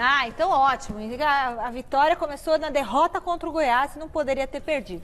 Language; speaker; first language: Portuguese; native; Portuguese